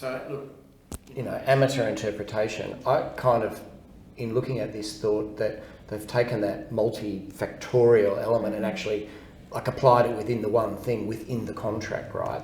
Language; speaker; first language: English; native; English